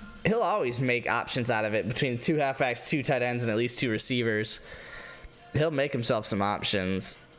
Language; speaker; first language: English; native; English